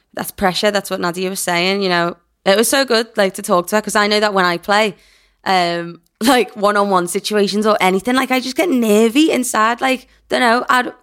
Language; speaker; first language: English; native; English